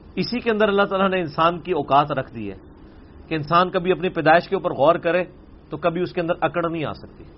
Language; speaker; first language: Urdu; non-native, local second language; Punjabi